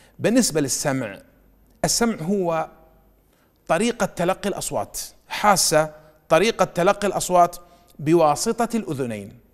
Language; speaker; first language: Arabic; native; Arabic